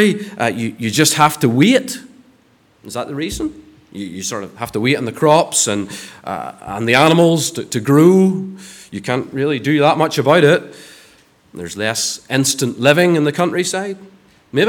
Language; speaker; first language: English; native; English